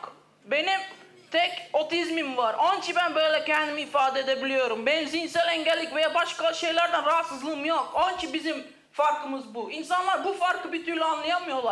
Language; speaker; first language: Turkish; early bilingual, heritage; Turkish